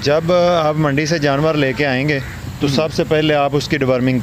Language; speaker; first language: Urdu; non-native, local second language; Punjabi